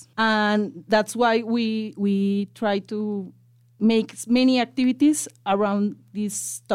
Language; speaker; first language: English; non-native, local second language; Spanish